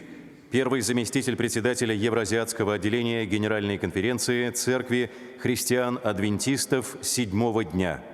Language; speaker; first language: Russian; native; Russian